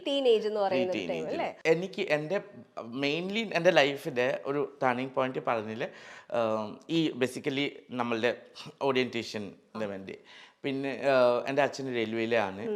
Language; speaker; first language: Malayalam; non-native, local second language; Assamese